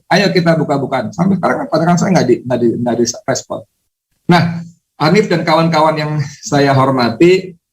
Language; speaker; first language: Indonesian; native; Indonesian